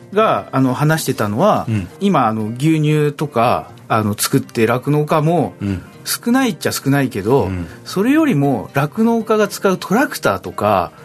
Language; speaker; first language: Japanese; native; Japanese